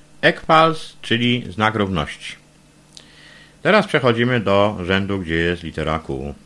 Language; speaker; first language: Polish; native; Polish